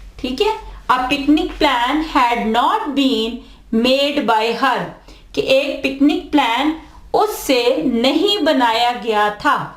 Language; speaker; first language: Urdu; native; Urdu